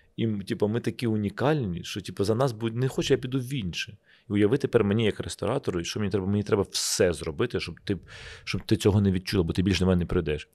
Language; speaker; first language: Ukrainian; native; Ukrainian